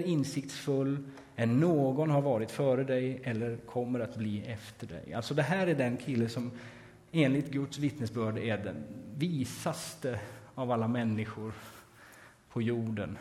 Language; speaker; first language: Swedish; native; Swedish